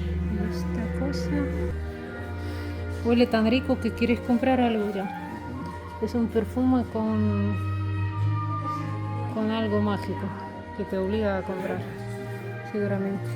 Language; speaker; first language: Spanish; non-native, fluent; Russian